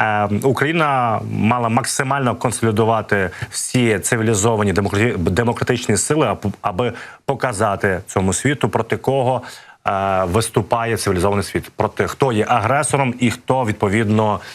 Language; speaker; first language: Ukrainian; native; Ukrainian